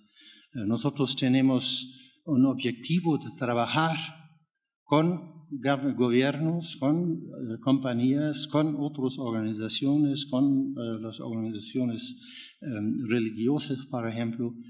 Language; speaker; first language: Spanish; non-native, fluent; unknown